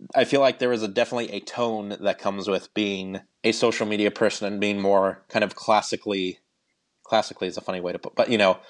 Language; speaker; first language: English; native; English